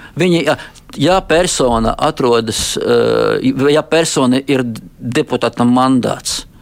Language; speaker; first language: Latvian; non-native, local second language; Russian